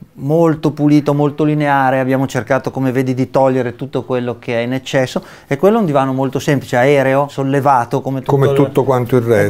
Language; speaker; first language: Italian; native; Italian